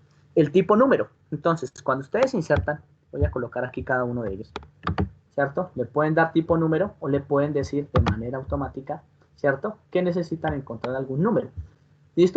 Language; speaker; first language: Spanish; native; Spanish